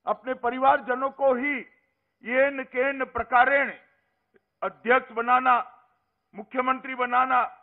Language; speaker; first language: Hindi; non-native, local second language; Gujarati